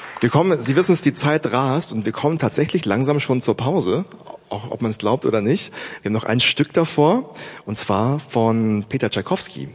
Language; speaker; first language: German; native; German